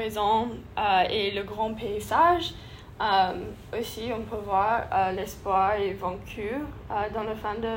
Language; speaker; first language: French; non-native, learner; English